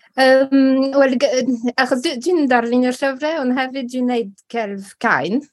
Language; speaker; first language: Welsh; non-native, local second language; English